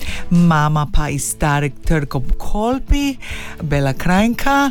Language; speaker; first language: Slovenian; early bilingual, heritage; Slovenian